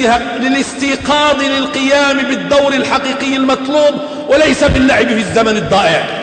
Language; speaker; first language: Arabic; native; Arabic